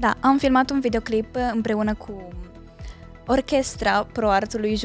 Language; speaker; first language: Romanian; early bilingual, heritage; Romanian